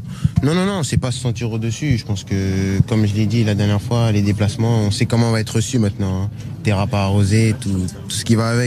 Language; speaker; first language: French; native; French